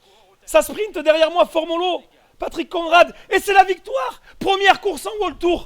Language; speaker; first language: French; native; French